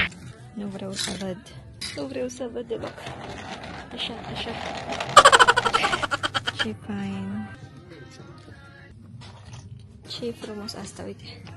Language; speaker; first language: Romanian; non-native, learner; Filipino